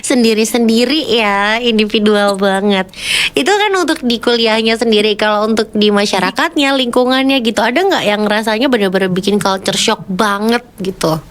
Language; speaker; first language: Indonesian; native; Indonesian